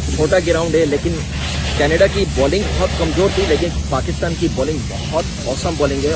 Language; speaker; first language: Urdu; native; Urdu